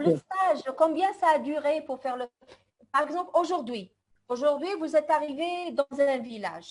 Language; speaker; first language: French; non-native, fluent; Italian